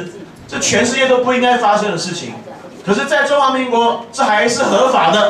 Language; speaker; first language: Chinese; native; Chinese